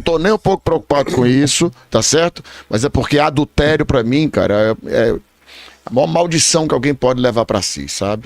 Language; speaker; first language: Portuguese; native; Portuguese